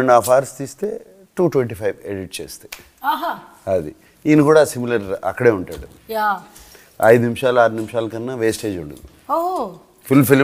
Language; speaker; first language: Telugu; native; Telugu